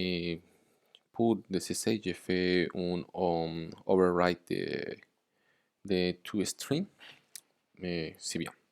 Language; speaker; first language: French; non-native, fluent; Spanish